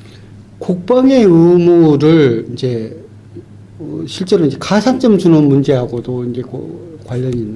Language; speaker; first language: Korean; native; Korean